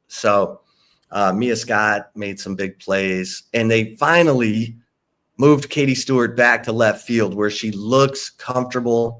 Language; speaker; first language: English; native; English